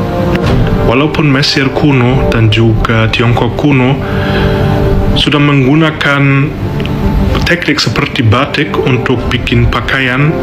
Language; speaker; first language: Indonesian; non-native, fluent; German